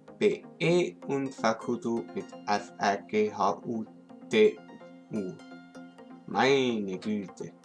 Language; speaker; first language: German; non-native, local second language; Swiss German